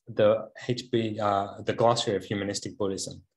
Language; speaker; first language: English; native; English